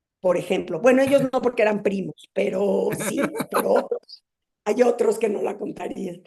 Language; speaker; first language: Spanish; native; Spanish